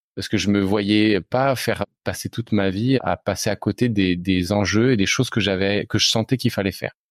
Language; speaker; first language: French; native; French